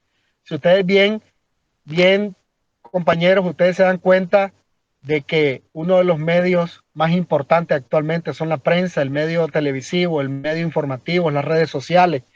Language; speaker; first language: Spanish; native; Spanish